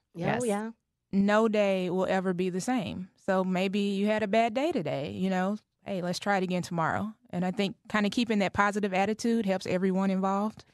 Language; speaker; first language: English; native; English